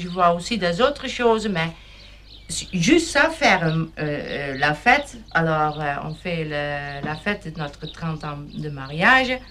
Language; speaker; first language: French; non-native, fluent; German